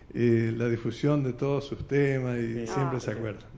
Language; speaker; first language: Spanish; native; Spanish